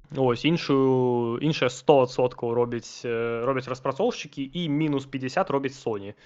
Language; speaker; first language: Belarusian; non-native, local second language; Russian